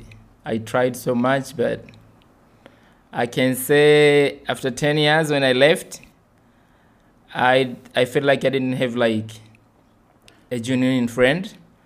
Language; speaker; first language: English; non-native, local second language; Swahili